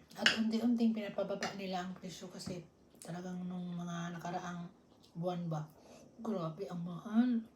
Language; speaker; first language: Filipino; non-native, local second language; Cebuano